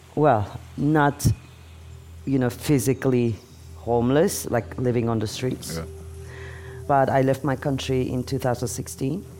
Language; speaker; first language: English; non-native, fluent; Turkish